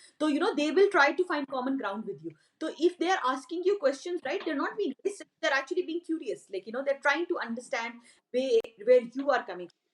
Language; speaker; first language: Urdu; native; Urdu